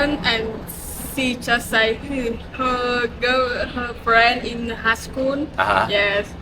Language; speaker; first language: English; non-native, learner; Vietnamese